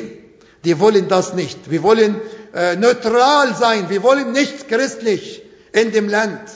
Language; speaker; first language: German; non-native, fluent; Arabic